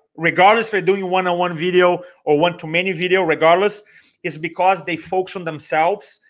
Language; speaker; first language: English; non-native, fluent; Portuguese